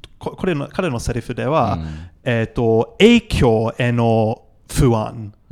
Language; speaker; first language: Japanese; non-native, fluent; English